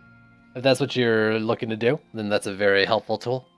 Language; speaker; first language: English; native; English